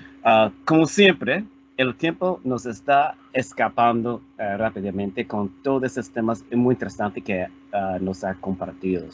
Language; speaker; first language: Spanish; non-native, fluent; English